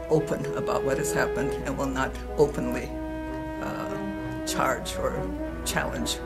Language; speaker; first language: English; native; English